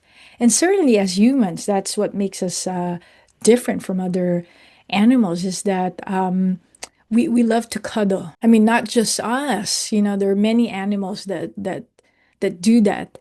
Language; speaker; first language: English; non-native, local second language; Filipino